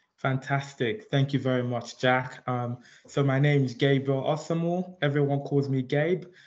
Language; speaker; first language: English; early bilingual, other home language; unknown